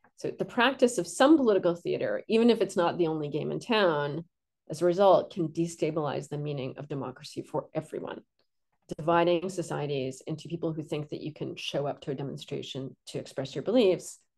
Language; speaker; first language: English; native; English